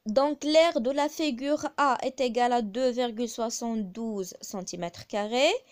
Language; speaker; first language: French; non-native, local second language; Arabic